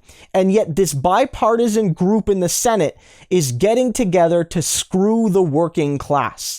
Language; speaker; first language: English; native; English